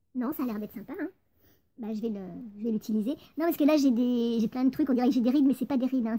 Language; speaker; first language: French; native; French